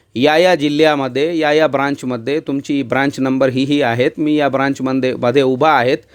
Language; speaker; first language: Marathi; non-native, local second language; Urdu